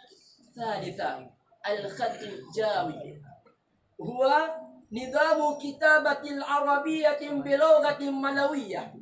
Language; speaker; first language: Arabic; non-native, learner; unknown